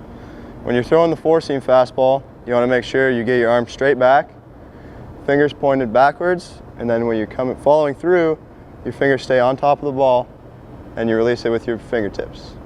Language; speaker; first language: English; native; English